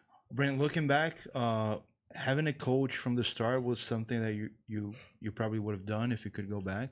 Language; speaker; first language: English; non-native, fluent; Portuguese